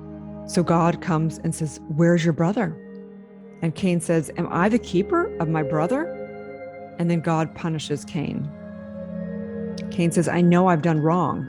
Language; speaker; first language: English; native; English